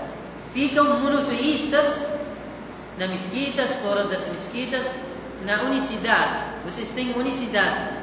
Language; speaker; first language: Portuguese; non-native, fluent; Arabic